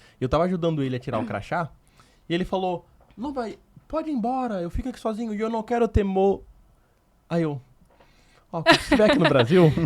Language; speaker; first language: Portuguese; native; Portuguese